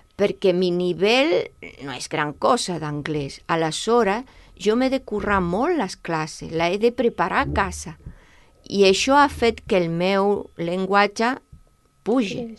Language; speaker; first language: Catalan; non-native, local second language; Spanish